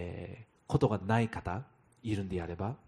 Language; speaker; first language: Japanese; non-native, fluent; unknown